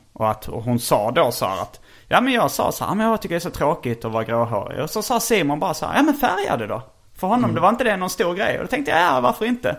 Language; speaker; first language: Swedish; native; Swedish